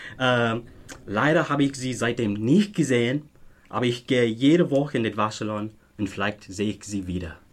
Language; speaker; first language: German; non-native, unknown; English